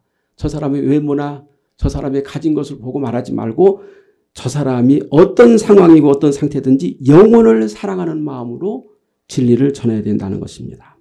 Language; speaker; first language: Korean; native; Korean